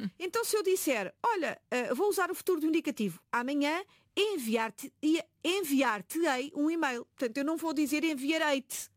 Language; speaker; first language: Portuguese; native; Portuguese